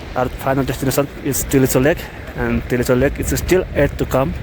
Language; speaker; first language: English; non-native, local second language; Nepali